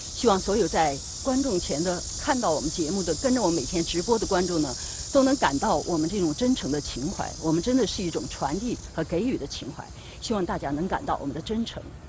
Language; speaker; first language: Chinese; native; Chinese